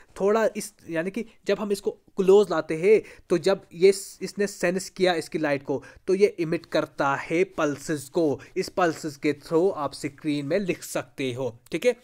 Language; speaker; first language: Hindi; non-native, local second language; Kashmiri